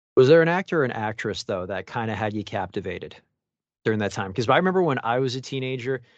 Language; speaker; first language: English; native; English